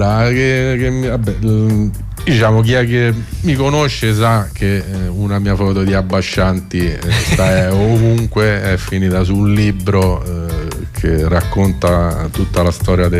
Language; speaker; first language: Italian; native; Italian